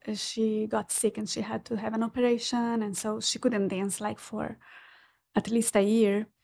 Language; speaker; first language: English; non-native, fluent; Portuguese